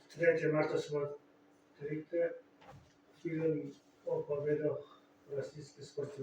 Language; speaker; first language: Russian; non-native, learner; Uzbek